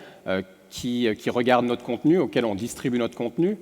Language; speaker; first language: French; native; French